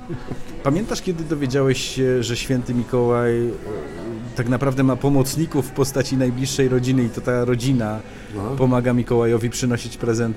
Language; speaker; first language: Polish; native; Polish